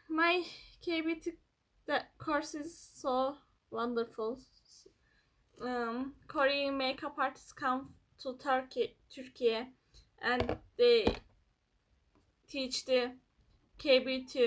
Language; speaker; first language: English; non-native, learner; Turkish